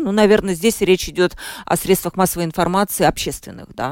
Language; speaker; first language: Russian; native; Russian